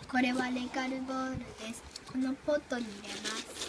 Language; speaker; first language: Japanese; non-native, learner; English